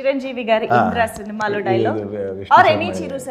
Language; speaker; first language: Telugu; native; Telugu